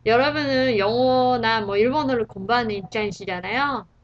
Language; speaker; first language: Korean; non-native, fluent; Japanese